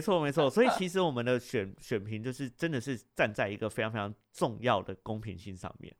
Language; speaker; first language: Chinese; native; Chinese